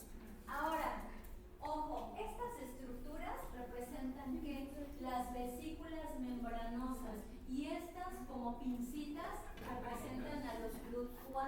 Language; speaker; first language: Spanish; native; Spanish